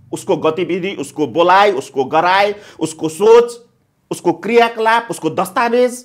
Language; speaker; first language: Nepali; non-native, local second language; Maithili